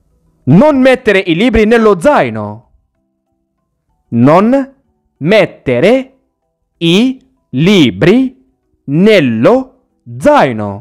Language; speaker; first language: Italian; non-native, learner; Arabic